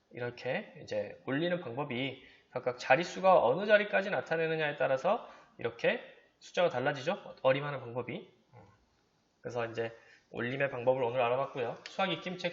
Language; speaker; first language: Korean; native; Korean